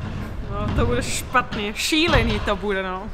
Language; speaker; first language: Czech; non-native, learner; English